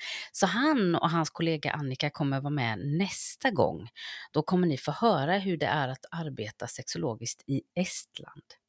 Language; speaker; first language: Swedish; native; Swedish